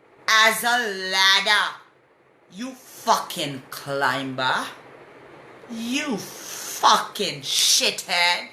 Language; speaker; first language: English; non-native, local second language; Hindi